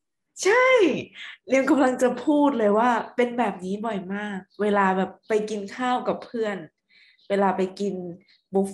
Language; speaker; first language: Thai; native; Thai